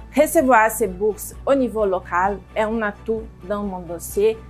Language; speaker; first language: French; non-native, fluent; Portuguese